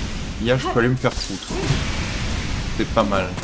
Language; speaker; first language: French; native; French